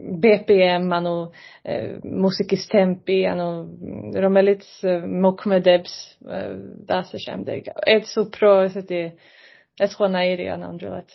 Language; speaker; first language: Georgian; non-native, fluent; Swedish